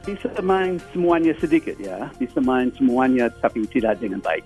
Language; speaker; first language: Indonesian; non-native, fluent; English